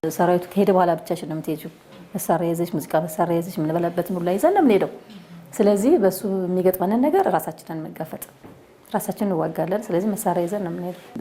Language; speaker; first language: Amharic; native; Amharic